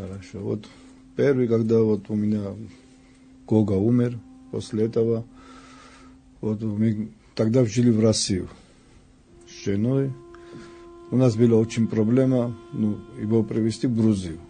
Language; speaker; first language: Russian; non-native, fluent; Georgian